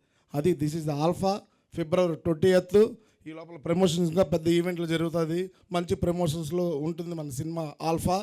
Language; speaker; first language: Telugu; native; Telugu